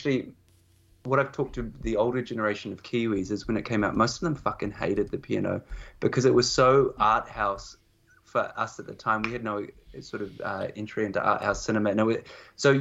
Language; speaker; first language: English; native; English